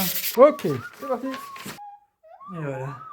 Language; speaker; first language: French; native; French